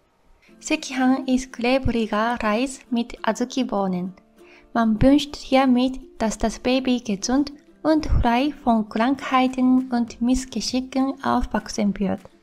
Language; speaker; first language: German; non-native, fluent; Japanese